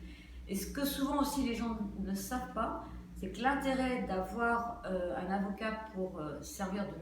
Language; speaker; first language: French; native; French